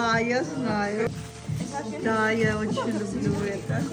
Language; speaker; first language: Russian; non-native, learner; Georgian